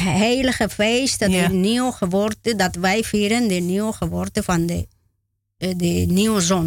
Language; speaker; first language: Dutch; non-native, learner; Spanish